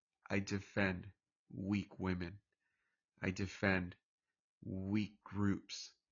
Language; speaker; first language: English; early bilingual, other home language; Spanish